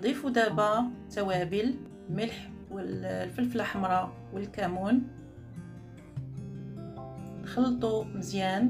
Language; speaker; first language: Arabic; native; Arabic